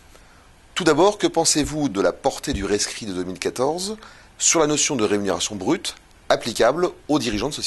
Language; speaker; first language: French; native; French